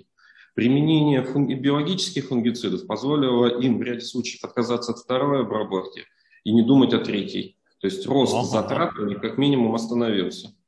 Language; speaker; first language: Russian; native; Russian